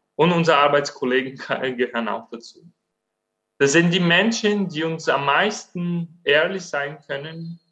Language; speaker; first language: German; non-native, fluent; Portuguese